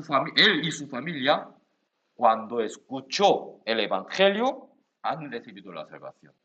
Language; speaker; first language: Spanish; non-native, learner; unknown